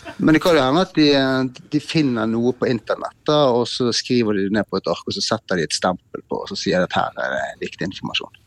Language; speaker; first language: Norwegian; native; Norwegian